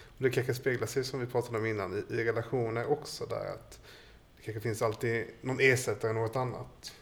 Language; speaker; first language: Swedish; native; Swedish